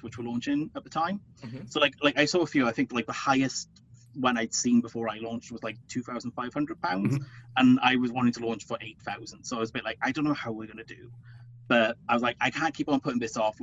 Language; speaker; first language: English; native; English